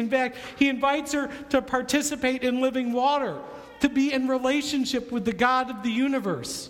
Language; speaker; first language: English; native; English